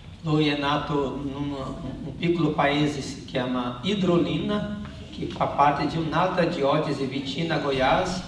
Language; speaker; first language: Italian; non-native, learner; Portuguese